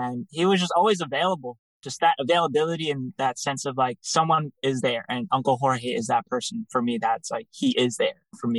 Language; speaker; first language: English; native; English